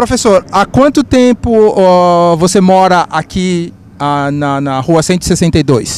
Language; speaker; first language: Portuguese; native; Portuguese